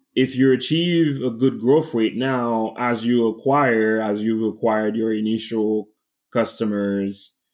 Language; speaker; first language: English; non-native, fluent; French